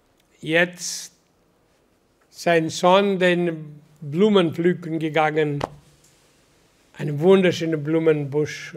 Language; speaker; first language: German; non-native, learner; Hindi